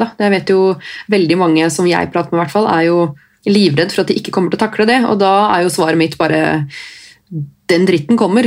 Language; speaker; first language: Norwegian; native; Norwegian